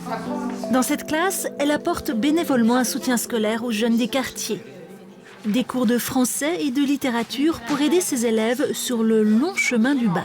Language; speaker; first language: French; native; French